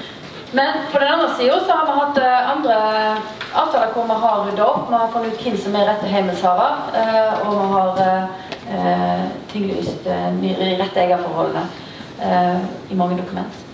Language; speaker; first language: Norwegian; native; Norwegian